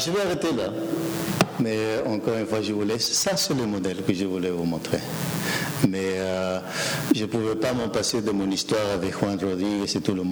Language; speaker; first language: French; non-native, fluent; Spanish